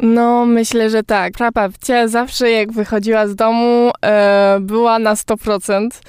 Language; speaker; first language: Polish; early bilingual, heritage; Polish